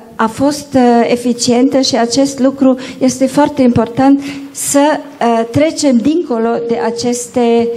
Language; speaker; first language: Romanian; non-native, local second language; German